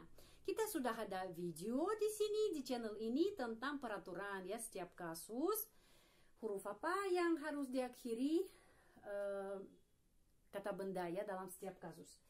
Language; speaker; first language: Indonesian; non-native, fluent; Russian